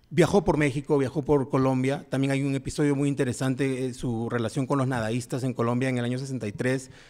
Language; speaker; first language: Spanish; native; Spanish